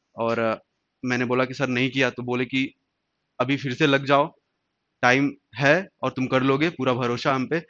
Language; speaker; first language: Hindi; native; Hindi